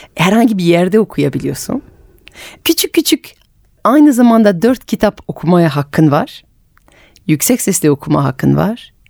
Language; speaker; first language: Turkish; non-native, fluent; French